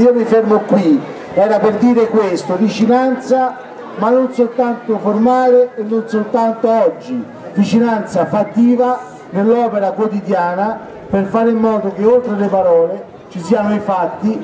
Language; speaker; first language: Italian; native; Italian